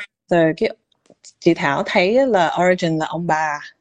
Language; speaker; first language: Vietnamese; early bilingual, heritage; Vietnamese